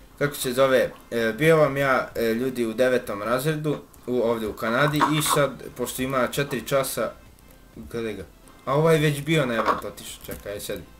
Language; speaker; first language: Serbian; early bilingual, heritage; Bosnian